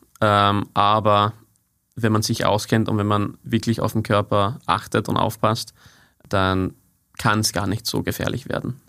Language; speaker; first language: German; non-native, fluent; English